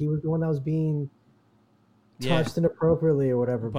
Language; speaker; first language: English; native; English